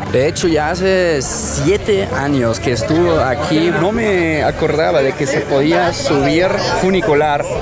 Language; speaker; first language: Spanish; non-native, fluent; German